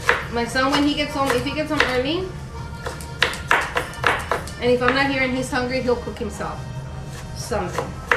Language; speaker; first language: English; early bilingual, other home language; Spanish